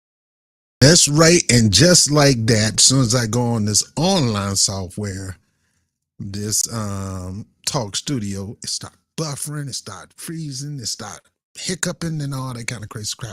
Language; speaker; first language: English; native; English